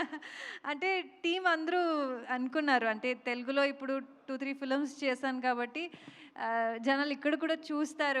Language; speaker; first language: Telugu; non-native, local second language; Kannada